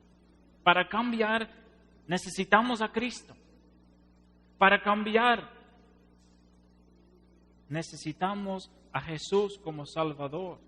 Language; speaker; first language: Spanish; non-native, fluent; Dutch